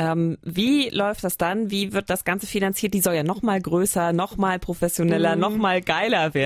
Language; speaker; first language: German; native; German